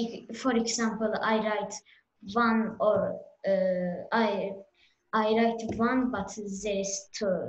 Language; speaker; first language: English; non-native, learner; Azerbaijani